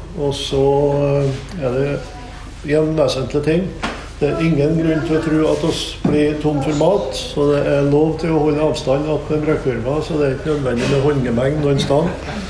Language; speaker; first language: Norwegian; native; Norwegian